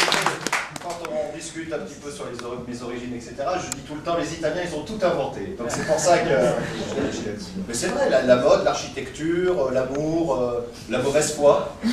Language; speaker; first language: French; native; French